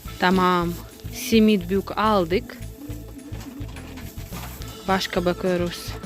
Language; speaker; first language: Turkish; non-native, learner; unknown